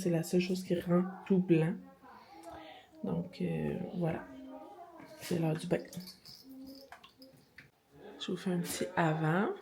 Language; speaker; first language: French; native; French